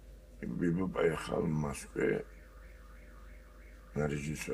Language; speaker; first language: Russian; non-native, learner; Georgian